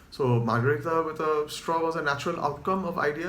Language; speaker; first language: English; non-native, local second language; Assamese